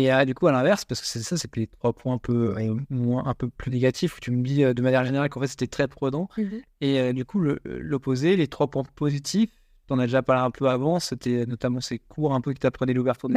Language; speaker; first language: French; native; French